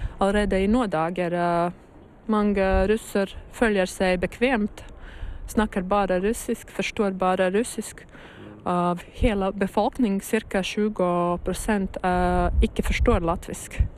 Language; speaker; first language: Norwegian; non-native, learner; Latvian